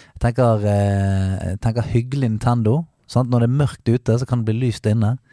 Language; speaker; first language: Norwegian; native; Norwegian